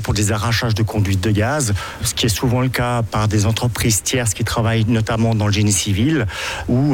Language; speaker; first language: French; native; French